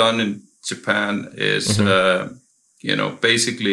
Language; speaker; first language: English; non-native, fluent; Icelandic